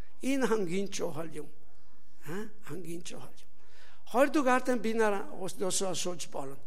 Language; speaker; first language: Mongolian; non-native, learner; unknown